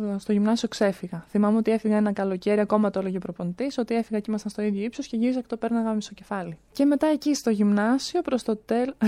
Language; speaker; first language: Greek; early bilingual, other home language; Romanian